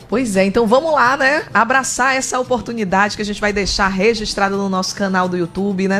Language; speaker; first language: Portuguese; native; Portuguese